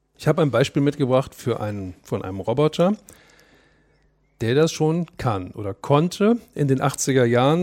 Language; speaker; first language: German; native; German